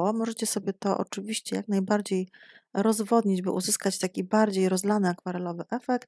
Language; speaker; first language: Polish; native; Polish